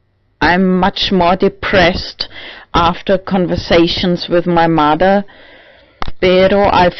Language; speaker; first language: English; non-native, learner; German